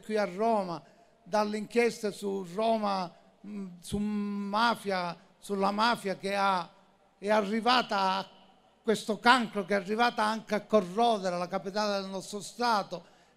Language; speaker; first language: Italian; native; Italian